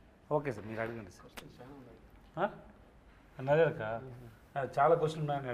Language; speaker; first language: Telugu; non-native, learner; Tamil